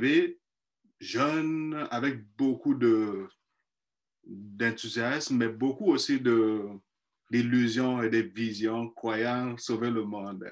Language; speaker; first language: French; non-native, fluent; Igbo